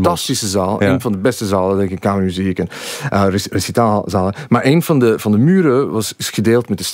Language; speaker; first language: Dutch; non-native, fluent; English